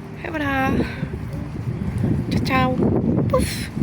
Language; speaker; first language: French; native; French